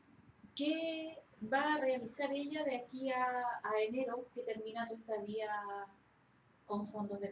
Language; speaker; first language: Spanish; native; Spanish